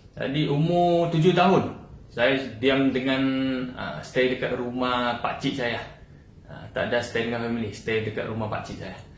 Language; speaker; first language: Malay; non-native, local second language; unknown